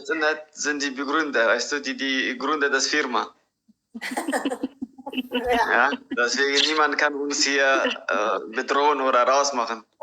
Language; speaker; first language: German; non-native, fluent; Tigrinya